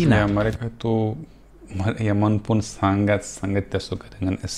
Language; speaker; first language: Indonesian; non-native, fluent; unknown